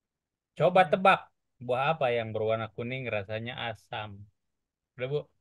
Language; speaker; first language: Indonesian; native; Indonesian